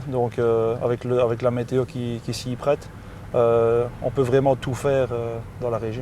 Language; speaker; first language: French; native; French